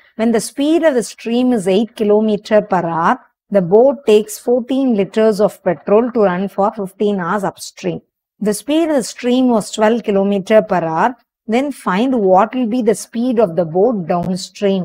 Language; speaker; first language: English; non-native, local second language; Tamil